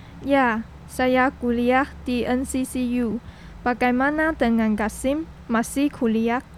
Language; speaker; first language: Indonesian; non-native, learner; Chinese